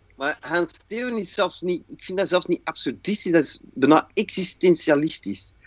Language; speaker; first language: Dutch; native; Dutch